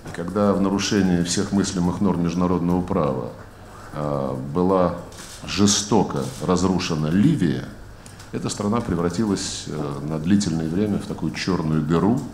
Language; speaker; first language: Russian; native; Russian